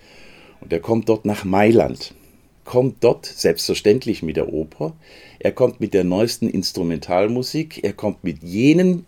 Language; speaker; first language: German; native; German